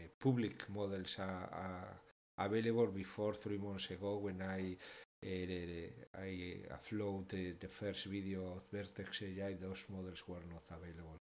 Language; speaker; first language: English; non-native, fluent; Spanish